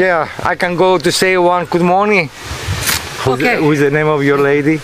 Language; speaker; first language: English; non-native, learner; Greek